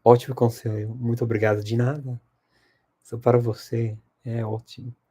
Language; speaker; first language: Portuguese; non-native, fluent; English